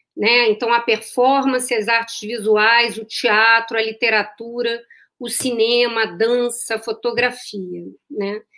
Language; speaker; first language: Portuguese; native; Portuguese